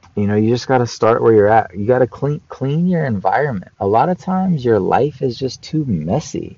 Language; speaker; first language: English; native; English